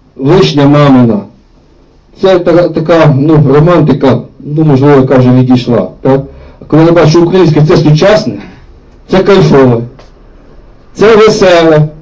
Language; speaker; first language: Ukrainian; native; Ukrainian